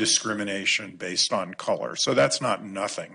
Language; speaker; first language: English; native; English